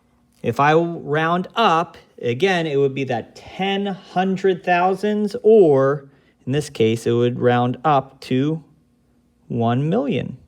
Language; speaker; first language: English; native; English